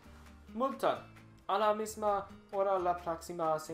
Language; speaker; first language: Spanish; non-native, learner; English